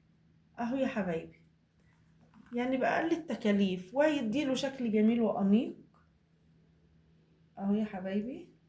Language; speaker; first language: Arabic; native; Arabic